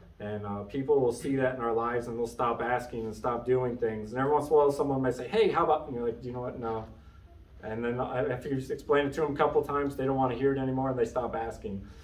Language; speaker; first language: English; native; English